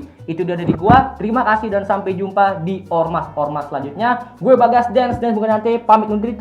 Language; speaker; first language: Indonesian; native; Indonesian